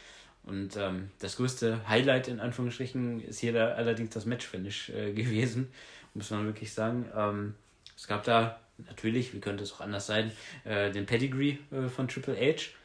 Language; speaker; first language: German; native; German